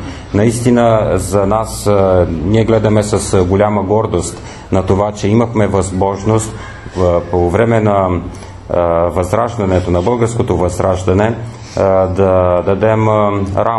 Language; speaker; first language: Bulgarian; non-native, fluent; Romanian